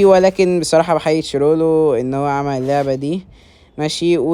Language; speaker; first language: Arabic; native; Arabic